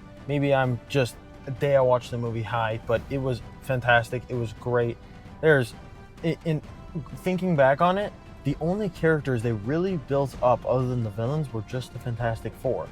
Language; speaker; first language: English; native; English